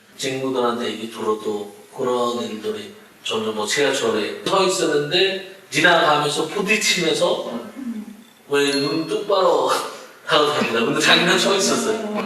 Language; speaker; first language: Korean; non-native, fluent; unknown